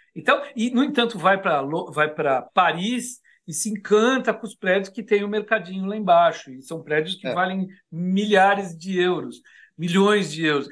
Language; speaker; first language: Portuguese; native; Portuguese